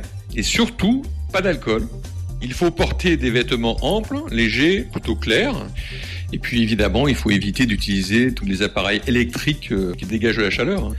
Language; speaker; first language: French; native; French